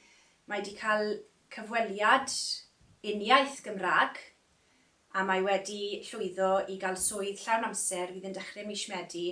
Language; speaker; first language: Welsh; native; Welsh